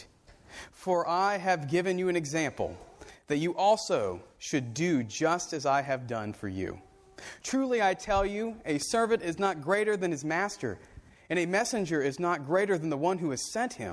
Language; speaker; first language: English; native; English